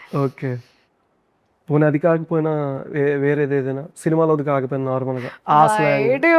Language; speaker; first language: Telugu; native; Telugu